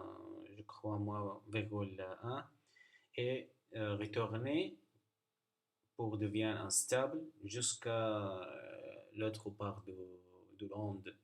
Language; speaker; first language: French; non-native, learner; Arabic